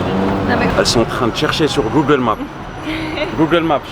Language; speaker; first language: French; native; French